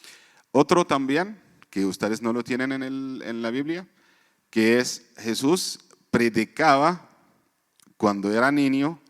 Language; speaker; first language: Spanish; non-native, fluent; Arabic